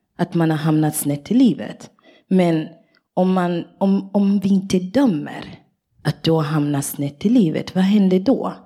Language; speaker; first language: Swedish; early bilingual, other home language; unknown